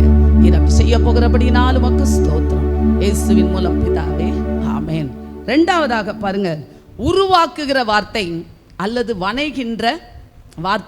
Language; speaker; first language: Tamil; native; Tamil